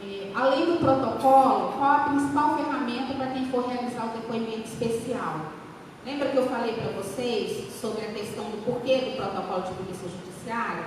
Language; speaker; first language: Portuguese; native; Portuguese